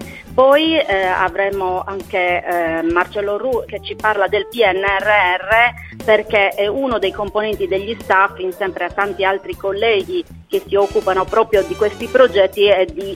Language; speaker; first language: Italian; native; Italian